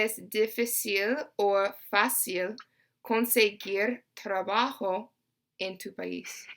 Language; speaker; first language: Spanish; non-native, learner; English